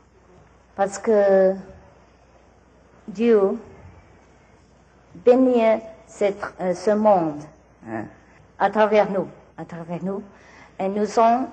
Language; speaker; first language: French; non-native, learner; Vietnamese